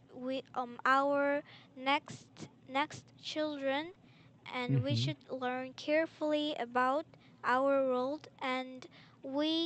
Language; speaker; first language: English; non-native, learner; Korean